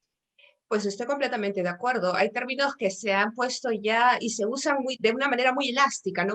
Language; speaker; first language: Spanish; native; Spanish